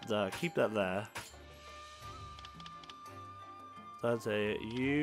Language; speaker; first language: English; native; English